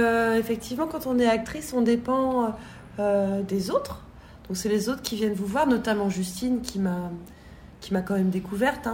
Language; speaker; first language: French; native; French